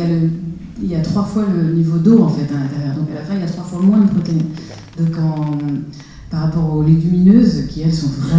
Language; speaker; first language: French; native; French